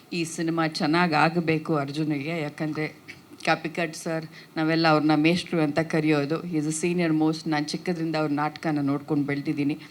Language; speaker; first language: Kannada; native; Kannada